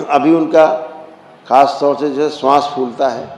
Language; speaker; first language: Hindi; native; Hindi